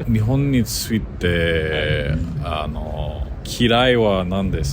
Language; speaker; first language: Japanese; non-native, learner; English